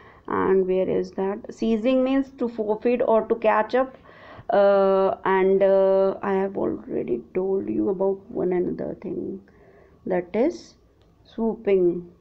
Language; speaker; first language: English; non-native, local second language; Hindi